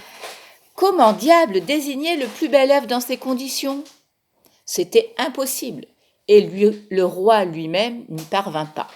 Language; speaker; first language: French; native; French